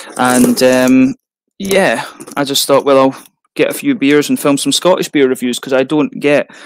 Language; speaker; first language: English; native; English